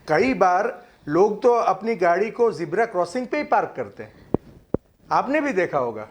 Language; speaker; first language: Hindi; non-native, local second language; Gujarati